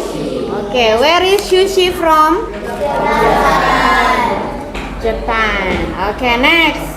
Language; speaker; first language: English; non-native, fluent; Indonesian